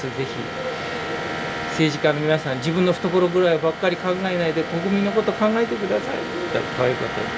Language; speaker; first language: Japanese; native; Japanese